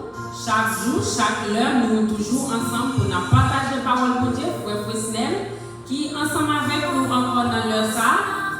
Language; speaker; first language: French; non-native, local second language; Haitian Creole